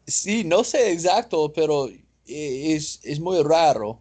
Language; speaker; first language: Spanish; non-native, learner; English